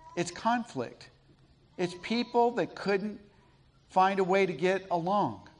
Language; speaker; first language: English; native; English